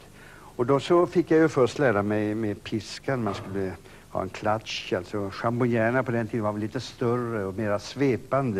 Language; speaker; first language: Swedish; native; Swedish